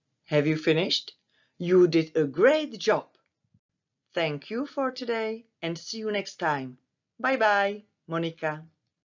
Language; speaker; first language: English; non-native, fluent; Czech